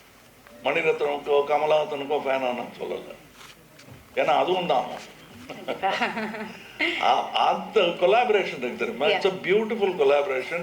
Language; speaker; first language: Tamil; native; Tamil